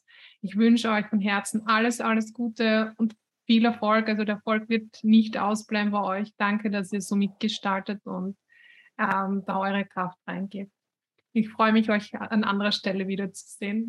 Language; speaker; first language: German; native; German